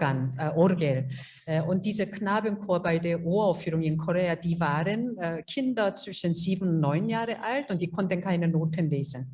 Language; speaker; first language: German; non-native, fluent; Korean